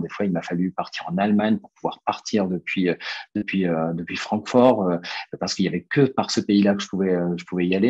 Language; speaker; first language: French; native; French